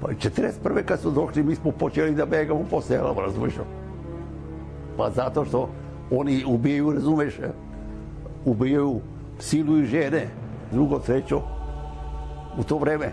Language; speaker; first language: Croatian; non-native, local second language; Romany